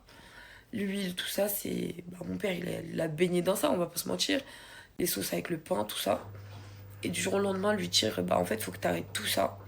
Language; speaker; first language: French; native; French